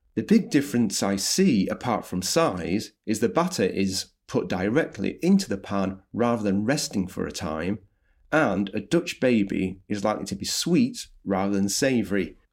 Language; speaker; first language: English; native; English